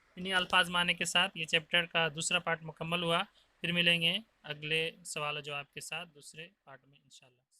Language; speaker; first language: Urdu; native; Urdu